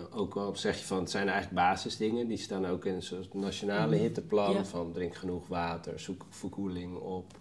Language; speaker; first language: Dutch; native; Dutch